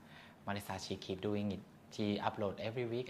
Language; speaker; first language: English; non-native, learner; Thai